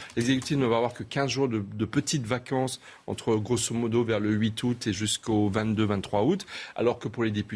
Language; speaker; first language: French; native; French